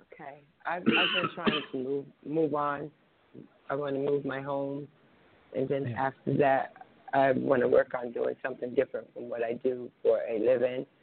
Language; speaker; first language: English; native; English